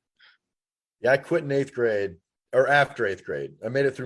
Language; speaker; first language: English; native; English